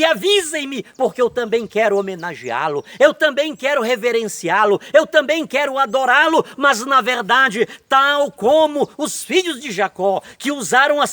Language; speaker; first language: Portuguese; native; Portuguese